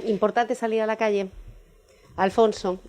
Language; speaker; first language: Spanish; native; Spanish